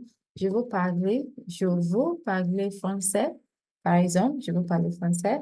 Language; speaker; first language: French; non-native, fluent; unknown